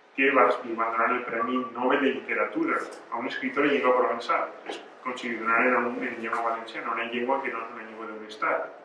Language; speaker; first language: Spanish; non-native, local second language; Catalan